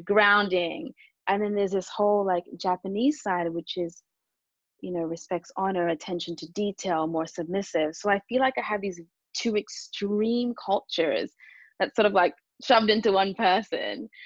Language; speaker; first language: English; early bilingual, other home language; Japanese